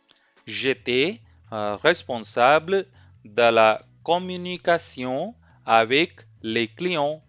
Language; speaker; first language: French; non-native, fluent; Hindi